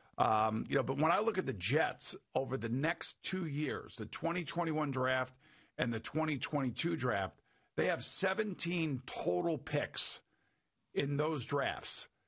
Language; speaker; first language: English; native; English